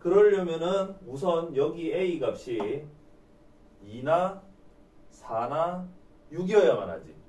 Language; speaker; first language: Korean; native; Korean